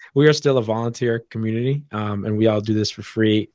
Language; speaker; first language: English; native; English